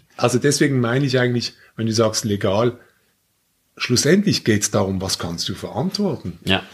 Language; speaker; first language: German; native; German